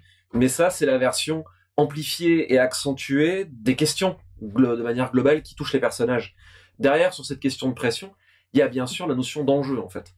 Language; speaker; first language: French; native; French